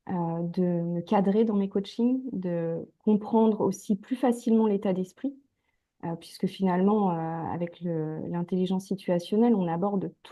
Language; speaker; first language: French; native; French